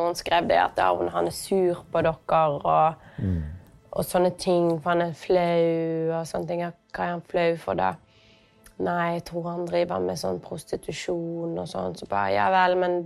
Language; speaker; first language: Norwegian; native; Norwegian